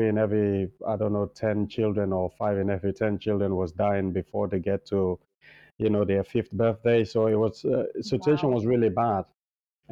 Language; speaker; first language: English; non-native, local second language; Krio